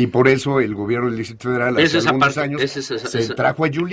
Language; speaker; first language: Spanish; native; Spanish